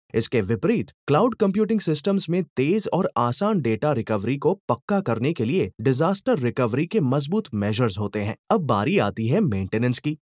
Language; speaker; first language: Hindi; native; Hindi